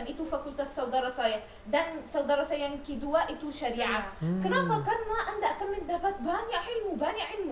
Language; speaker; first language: Indonesian; non-native, learner; Arabic